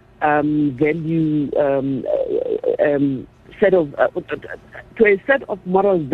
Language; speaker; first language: English; non-native, local second language; Zulu